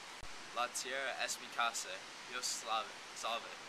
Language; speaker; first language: Spanish; non-native, learner; English